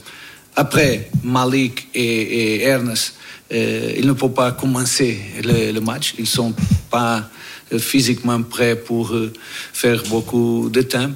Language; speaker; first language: French; non-native, fluent; Portuguese